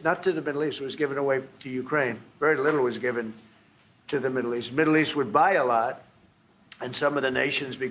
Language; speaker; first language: English; native; English